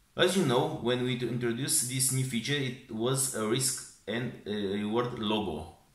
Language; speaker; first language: English; non-native, learner; Romanian